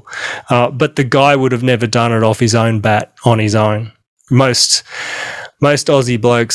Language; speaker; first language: English; native; English